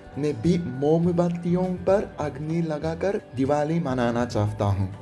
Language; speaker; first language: Hindi; non-native, fluent; Japanese